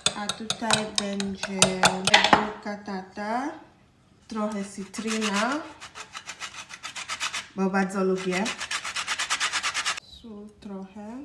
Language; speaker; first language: Polish; non-native, learner; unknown